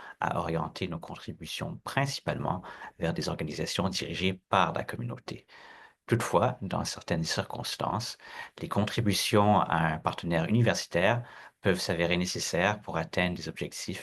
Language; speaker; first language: French; native; French